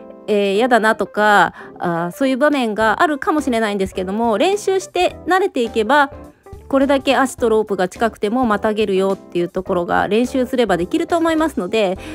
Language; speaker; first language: Japanese; native; Japanese